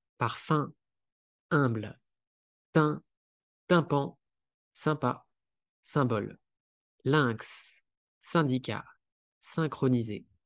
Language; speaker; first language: French; native; French